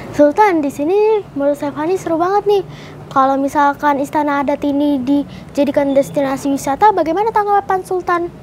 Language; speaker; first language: Indonesian; native; Indonesian